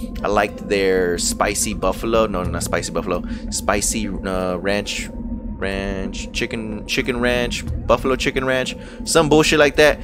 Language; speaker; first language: English; early bilingual, other home language; Spanish